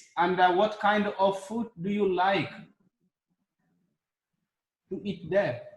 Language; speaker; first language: English; non-native, learner; Arabic